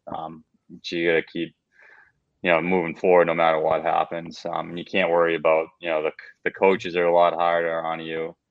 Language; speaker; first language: English; native; English